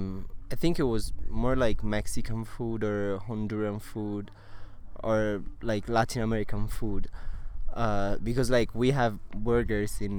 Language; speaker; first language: English; non-native, fluent; Italian